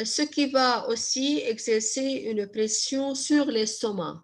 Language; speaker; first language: French; non-native, local second language; Arabic